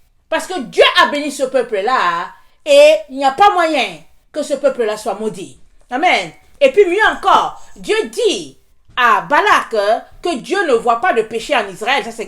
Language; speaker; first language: French; native; French